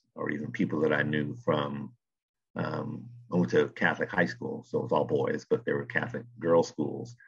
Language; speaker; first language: English; native; English